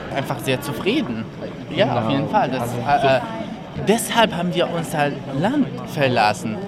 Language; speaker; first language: German; non-native, learner; Arabic